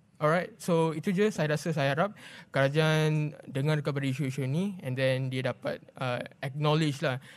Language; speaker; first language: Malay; non-native, local second language; Tamil